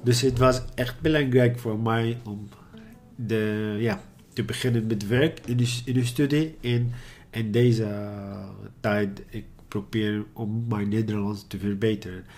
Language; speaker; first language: Dutch; non-native, learner; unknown